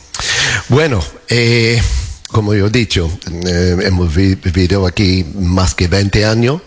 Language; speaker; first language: Spanish; non-native, learner; English